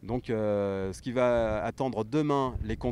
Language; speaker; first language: French; native; French